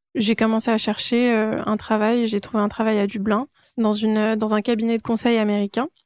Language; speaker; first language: French; native; French